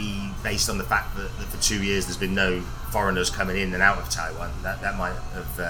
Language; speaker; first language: English; native; English